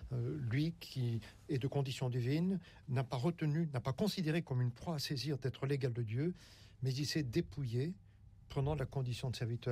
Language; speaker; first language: French; native; French